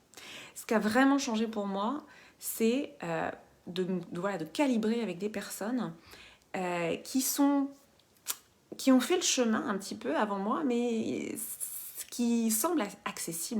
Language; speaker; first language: French; native; French